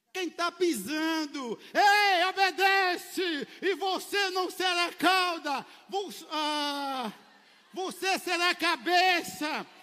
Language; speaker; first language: Portuguese; native; Portuguese